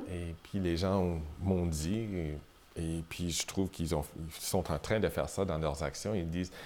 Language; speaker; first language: French; non-native, local second language; English